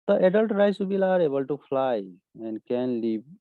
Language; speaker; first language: English; non-native, local second language; Nepali